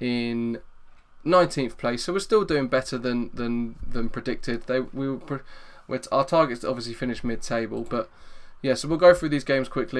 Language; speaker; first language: English; native; English